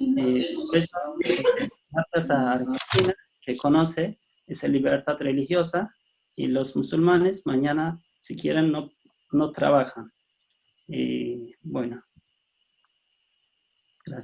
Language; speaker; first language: Spanish; non-native, fluent; Turkish